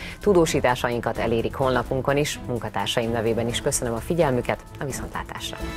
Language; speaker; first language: Hungarian; native; Hungarian